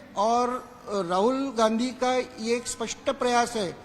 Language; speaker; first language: Hindi; non-native, local second language; Marathi